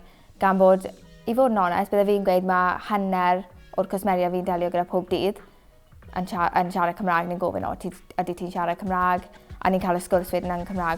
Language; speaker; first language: Welsh; native; Welsh